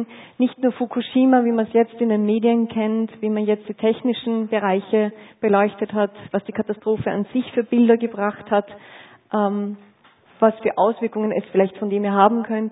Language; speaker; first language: German; native; German